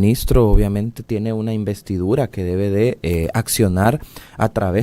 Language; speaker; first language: Spanish; native; Spanish